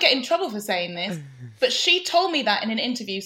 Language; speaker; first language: English; native; English